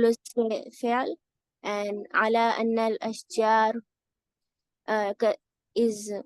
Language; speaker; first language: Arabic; non-native, learner; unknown